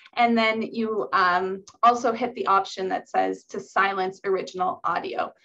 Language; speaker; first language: English; native; English